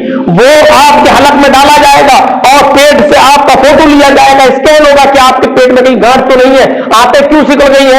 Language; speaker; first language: Urdu; native; Urdu